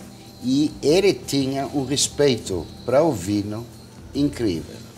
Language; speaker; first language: Portuguese; non-native, fluent; French